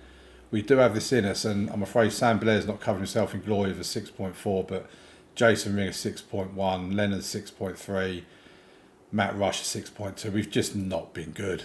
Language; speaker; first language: English; native; English